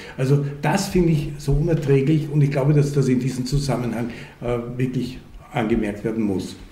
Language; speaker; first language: German; early bilingual, other home language; Hungarian